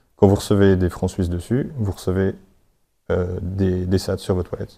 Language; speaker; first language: French; native; French